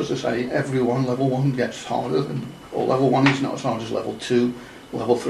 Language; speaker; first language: English; native; English